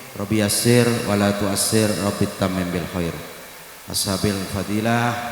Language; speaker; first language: Indonesian; non-native, local second language; Madurese